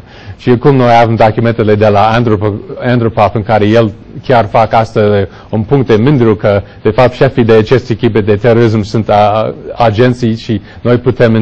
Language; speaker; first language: Romanian; non-native, learner; English